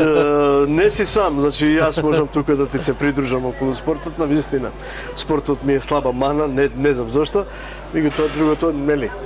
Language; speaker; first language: Macedonian; non-native, local second language; Romany